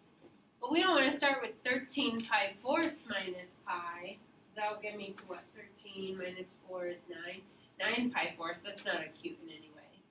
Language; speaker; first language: English; native; English